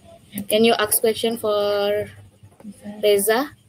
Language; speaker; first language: English; non-native, learner; Indonesian